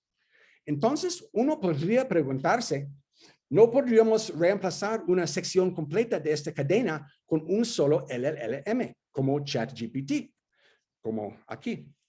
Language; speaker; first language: Spanish; non-native, fluent; English